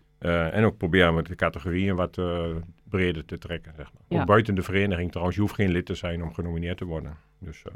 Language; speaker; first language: Dutch; native; Dutch